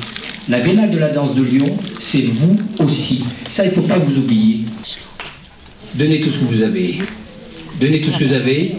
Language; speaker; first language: French; native; French